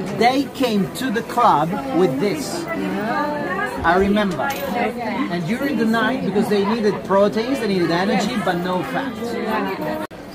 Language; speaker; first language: English; non-native, fluent; Italian